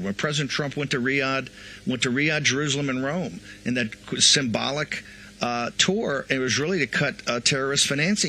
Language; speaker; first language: English; native; English